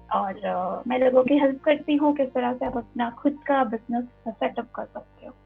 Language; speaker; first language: Hindi; native; Hindi